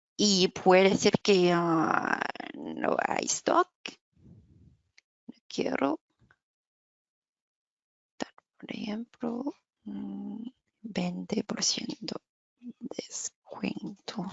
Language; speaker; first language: Spanish; non-native, fluent; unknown